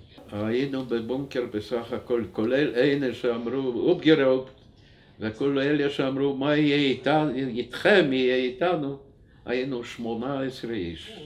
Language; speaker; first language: Hebrew; non-native, fluent; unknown